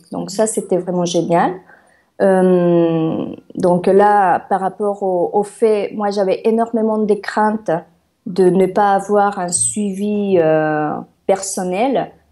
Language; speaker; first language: French; non-native, fluent; Spanish